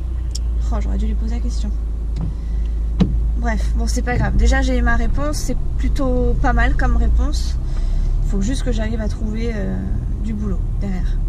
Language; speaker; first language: French; native; French